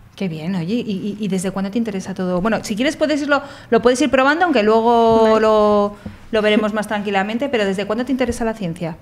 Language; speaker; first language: Spanish; native; Spanish